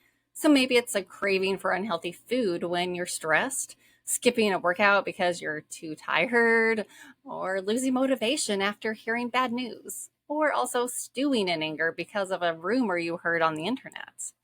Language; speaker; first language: English; native; English